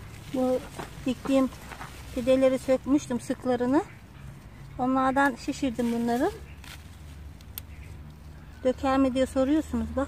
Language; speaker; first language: Turkish; native; Turkish